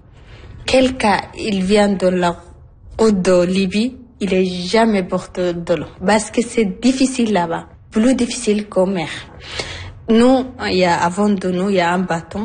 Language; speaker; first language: French; non-native, learner; Arabic